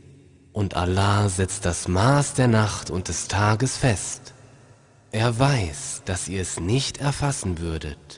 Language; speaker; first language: German; native; German